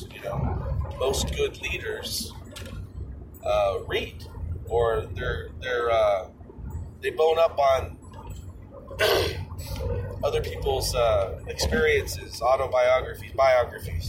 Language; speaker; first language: English; native; English